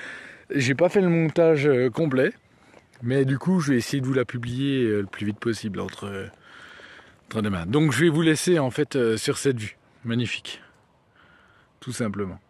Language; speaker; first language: French; native; French